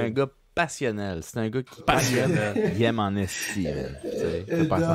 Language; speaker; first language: French; native; French